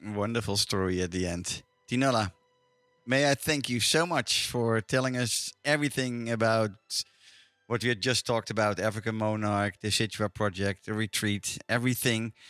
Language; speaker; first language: English; non-native, fluent; Dutch